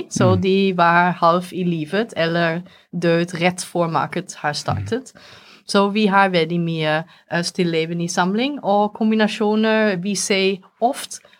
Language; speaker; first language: Swedish; non-native, fluent; Dutch